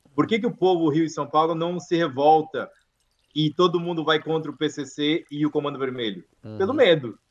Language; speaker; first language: Portuguese; native; Portuguese